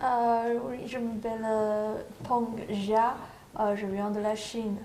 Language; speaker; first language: French; non-native, learner; Chinese